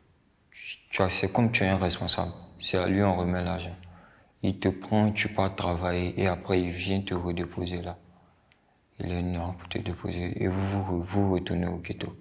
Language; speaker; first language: French; non-native, local second language; Bambara